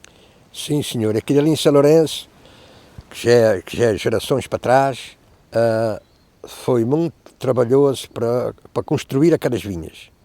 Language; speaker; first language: Portuguese; native; Portuguese